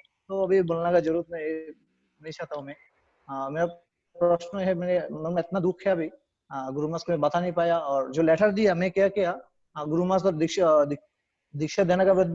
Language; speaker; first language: Hindi; non-native, learner; Bangla